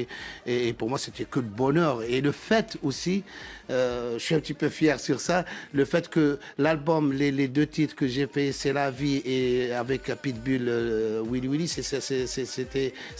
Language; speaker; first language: French; non-native, local second language; Arabic